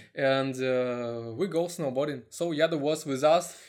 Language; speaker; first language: English; non-native, learner; Russian